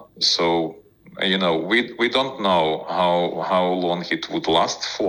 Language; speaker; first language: English; non-native, fluent; Ukrainian